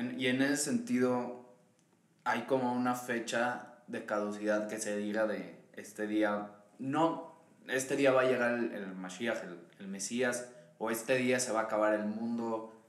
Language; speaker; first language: Spanish; native; Spanish